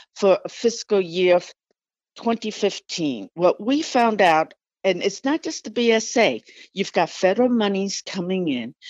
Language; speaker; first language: English; non-native, fluent; Spanish